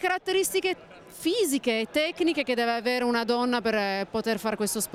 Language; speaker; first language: Italian; native; Italian